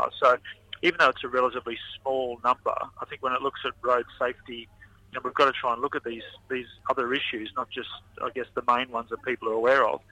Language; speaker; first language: English; native; English